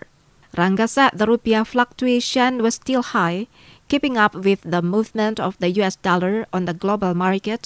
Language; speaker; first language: English; non-native, fluent; Indonesian